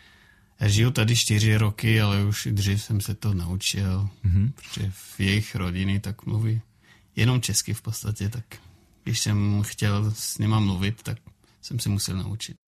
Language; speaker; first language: Czech; non-native, fluent; French